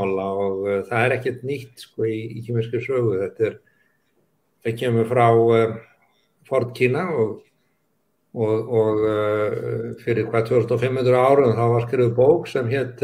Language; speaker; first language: Icelandic; native; Icelandic